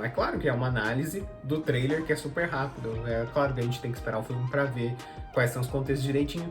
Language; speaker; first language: Portuguese; native; Portuguese